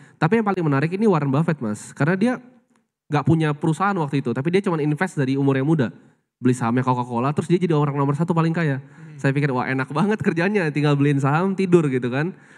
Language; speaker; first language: Indonesian; native; Indonesian